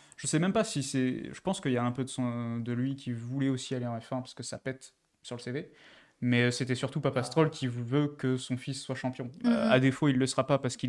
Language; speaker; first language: French; native; French